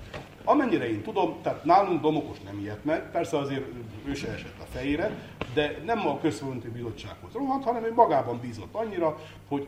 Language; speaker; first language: Hungarian; native; Hungarian